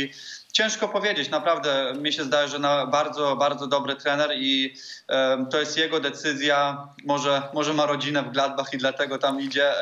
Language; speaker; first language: Polish; early bilingual, heritage; Polish